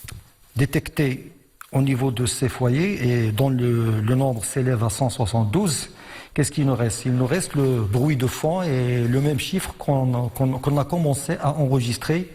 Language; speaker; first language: French; non-native, local second language; Arabic